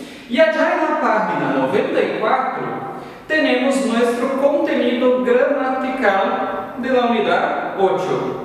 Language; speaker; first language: Spanish; non-native, fluent; Portuguese